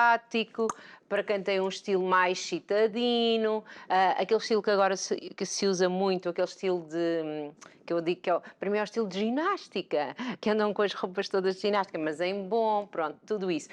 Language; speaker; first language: Portuguese; native; Portuguese